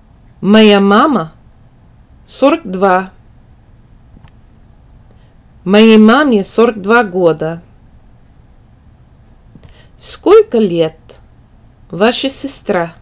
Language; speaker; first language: Russian; non-native, fluent; English